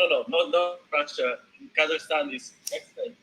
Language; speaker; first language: English; non-native, learner; Russian